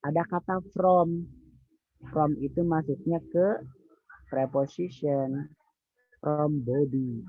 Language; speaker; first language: Indonesian; native; Indonesian